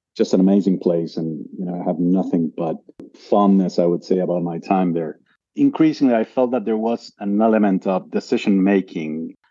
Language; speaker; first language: English; non-native, fluent; Spanish